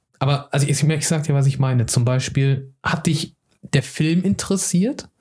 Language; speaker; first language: German; early bilingual, other home language; Turkish